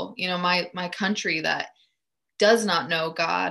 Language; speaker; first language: English; early bilingual, other home language; German